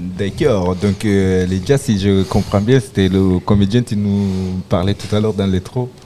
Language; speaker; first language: French; native; French